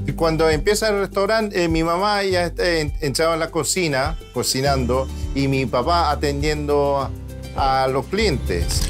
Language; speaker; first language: Spanish; early bilingual, heritage; Spanish